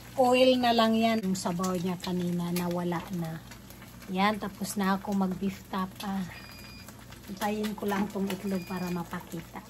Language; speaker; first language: Filipino; non-native, local second language; Cebuano